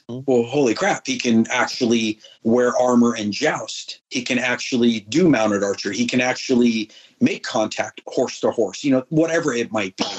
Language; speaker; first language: English; early bilingual, other home language; Persian